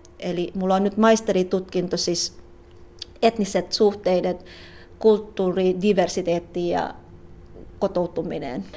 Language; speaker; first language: Finnish; non-native, fluent; Filipino